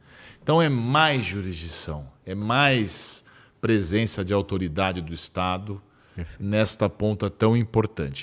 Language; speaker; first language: Portuguese; native; Portuguese